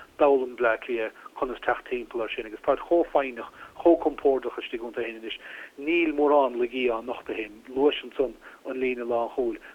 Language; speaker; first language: Irish; native; Irish